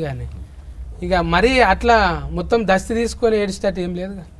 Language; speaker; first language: Telugu; native; Telugu